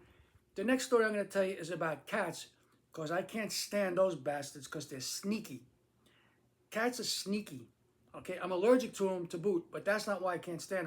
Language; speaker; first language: English; native; English